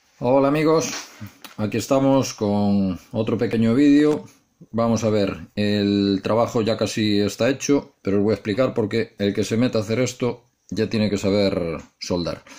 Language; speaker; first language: Spanish; native; Spanish